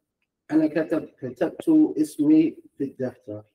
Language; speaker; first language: Arabic; non-native, learner; English